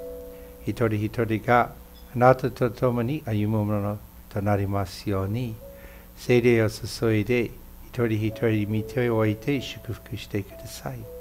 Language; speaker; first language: Japanese; non-native, fluent; English